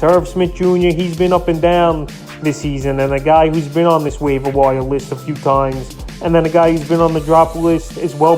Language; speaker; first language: English; native; English